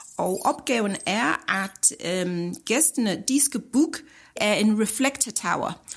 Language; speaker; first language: Danish; non-native, fluent; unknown